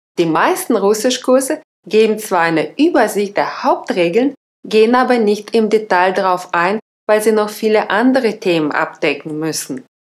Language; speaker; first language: German; non-native, fluent; Russian